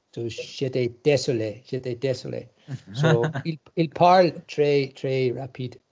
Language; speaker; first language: French; non-native, learner; English